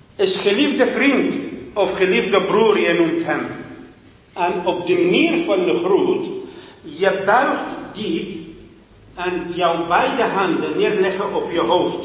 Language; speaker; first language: Dutch; non-native, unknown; Arabic